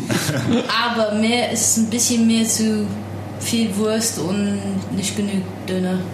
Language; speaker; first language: German; non-native, fluent; English